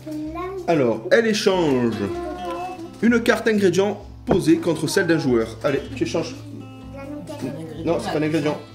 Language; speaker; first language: French; native; French